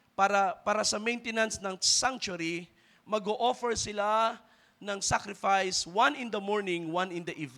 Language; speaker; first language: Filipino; native; Filipino